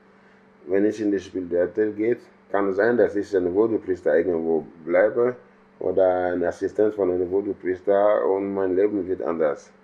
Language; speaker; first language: German; non-native, fluent; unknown